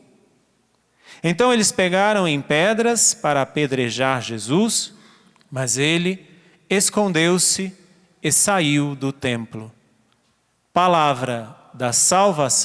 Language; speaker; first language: Portuguese; native; Portuguese